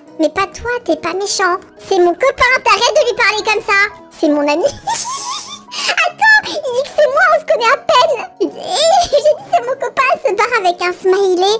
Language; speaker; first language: French; early bilingual, other home language; Polish